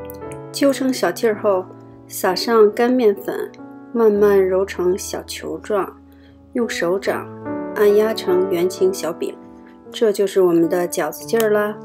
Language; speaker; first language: Chinese; native; Chinese